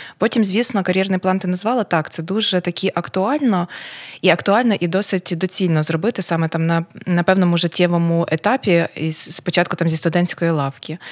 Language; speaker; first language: Ukrainian; non-native, local second language; Russian